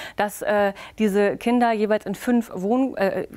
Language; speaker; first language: German; native; German